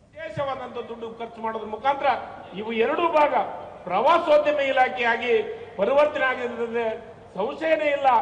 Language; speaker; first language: Kannada; native; Kannada